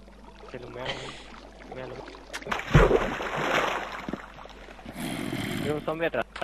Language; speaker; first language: Spanish; native; Spanish